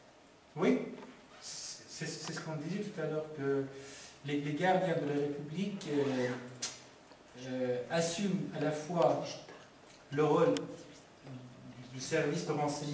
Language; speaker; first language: French; non-native, fluent; Persian